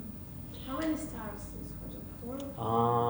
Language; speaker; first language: English; non-native, learner; Russian